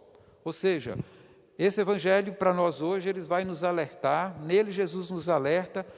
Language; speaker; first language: Portuguese; native; Portuguese